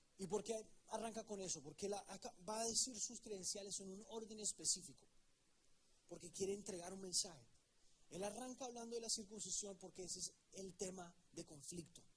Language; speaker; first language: Spanish; native; Spanish